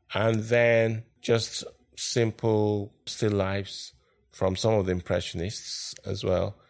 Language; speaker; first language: English; non-native, local second language; Yoruba